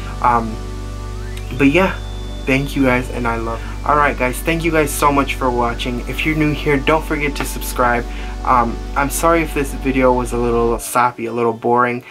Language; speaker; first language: English; early bilingual, other home language; Spanish